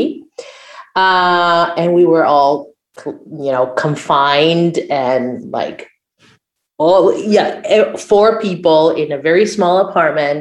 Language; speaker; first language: English; non-native, fluent; Spanish